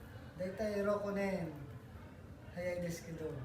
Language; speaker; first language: Japanese; non-native, learner; Filipino